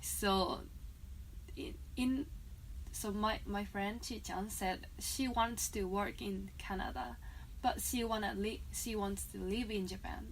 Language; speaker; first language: English; non-native, fluent; Japanese